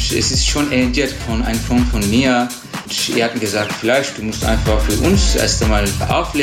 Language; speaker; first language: German; non-native, learner; Turkish